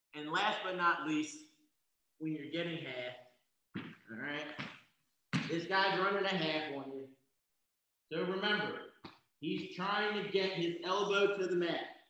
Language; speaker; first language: English; native; English